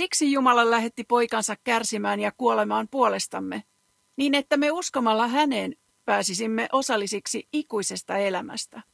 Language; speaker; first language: Finnish; native; Finnish